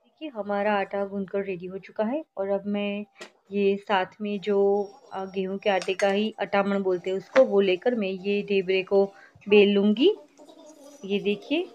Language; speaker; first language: Hindi; non-native, local second language; Gujarati